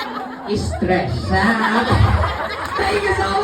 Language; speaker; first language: English; non-native, local second language; Cebuano